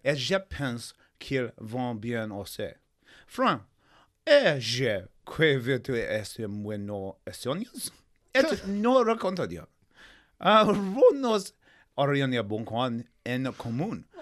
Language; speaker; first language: French; non-native, learner; English